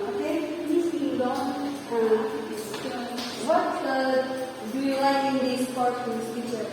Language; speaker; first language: English; non-native, learner; Indonesian